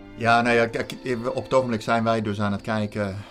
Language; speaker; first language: Dutch; native; Dutch